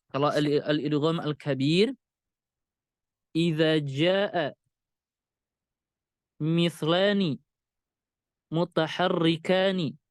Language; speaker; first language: Arabic; non-native, fluent; Indonesian